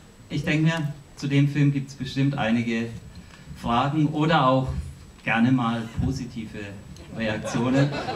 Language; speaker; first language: German; native; German